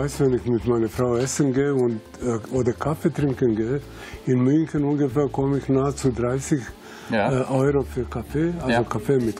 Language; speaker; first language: German; non-native, fluent; Serbian